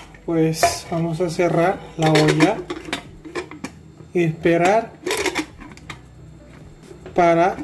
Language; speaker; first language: Spanish; non-native, fluent; Hindi